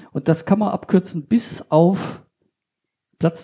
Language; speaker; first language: German; native; German